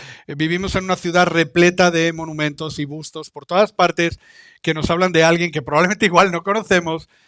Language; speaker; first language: Spanish; native; Spanish